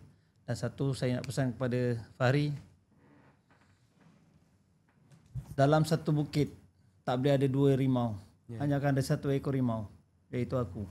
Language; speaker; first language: Malay; native; Malay